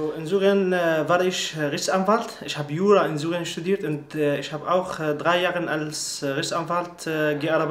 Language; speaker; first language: German; non-native, learner; Arabic